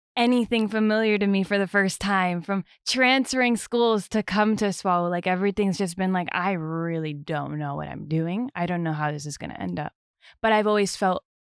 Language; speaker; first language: English; native; English